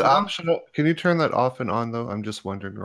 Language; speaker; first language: English; native; English